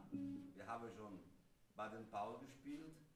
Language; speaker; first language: German; non-native, learner; Portuguese